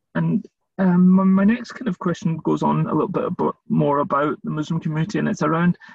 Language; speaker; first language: English; native; English